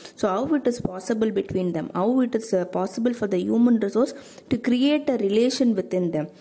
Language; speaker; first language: English; non-native, local second language; Tamil